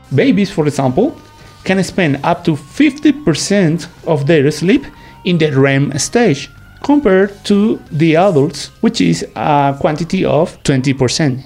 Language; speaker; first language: English; non-native, fluent; Spanish